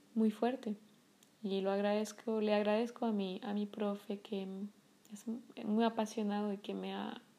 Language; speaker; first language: Spanish; non-native, fluent; French